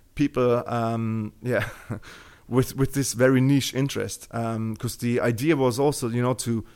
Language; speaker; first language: English; non-native, fluent; German